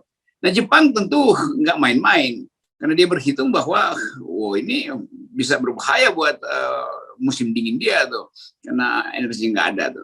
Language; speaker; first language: Indonesian; native; Indonesian